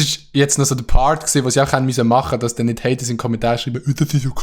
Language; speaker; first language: German; native; German